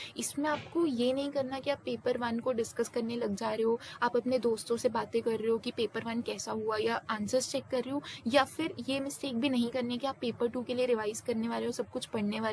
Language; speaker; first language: Hindi; native; Hindi